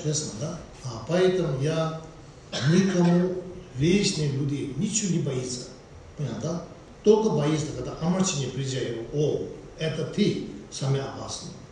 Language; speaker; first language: Russian; non-native, learner; Tibetan